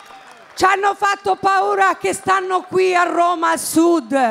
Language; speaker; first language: Italian; non-native, fluent; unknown